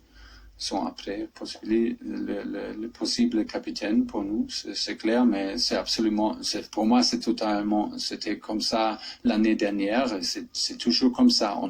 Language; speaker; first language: French; non-native, fluent; German